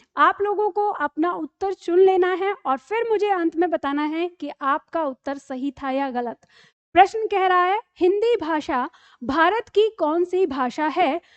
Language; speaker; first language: Hindi; native; Hindi